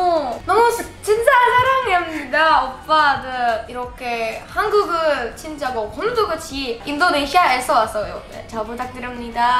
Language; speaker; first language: Korean; non-native, learner; Indonesian